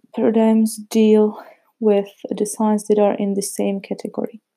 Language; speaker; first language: English; non-native, fluent; Czech